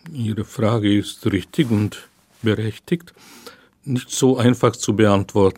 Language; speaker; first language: German; non-native, fluent; Hungarian